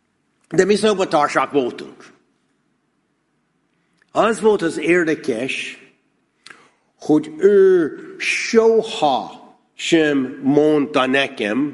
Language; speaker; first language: Hungarian; non-native, fluent; English